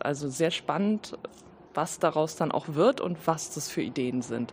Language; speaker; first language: German; native; German